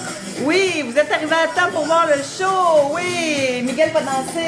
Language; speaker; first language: French; native; French